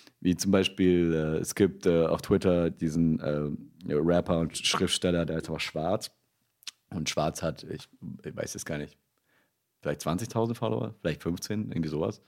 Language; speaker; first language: German; early bilingual, other home language; Russian